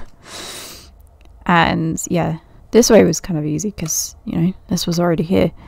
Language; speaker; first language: English; native; English